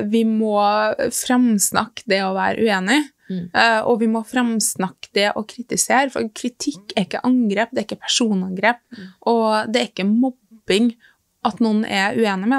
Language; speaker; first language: Norwegian; native; Norwegian